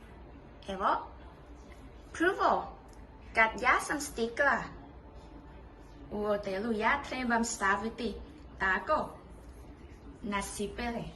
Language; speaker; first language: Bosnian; early bilingual, heritage; Bosnian